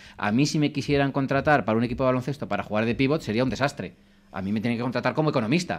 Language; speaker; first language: Spanish; native; Spanish